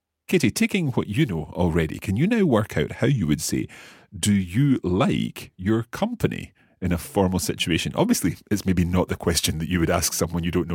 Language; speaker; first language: English; native; English